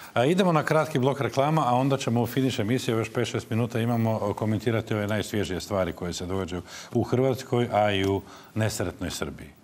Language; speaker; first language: Croatian; native; Croatian